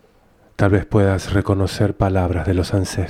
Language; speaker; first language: Spanish; native; Spanish